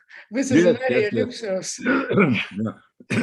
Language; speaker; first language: English; non-native, fluent; Russian